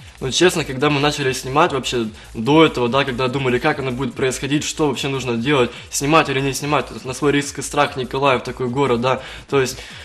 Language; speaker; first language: Russian; native; Russian